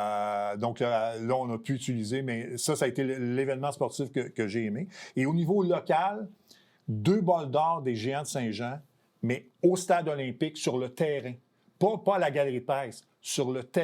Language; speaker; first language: French; native; French